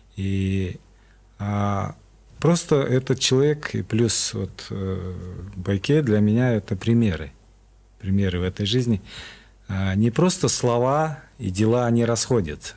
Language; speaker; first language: Russian; non-native, local second language; Kyrgyz